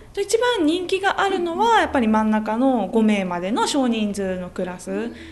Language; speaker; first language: Japanese; native; Japanese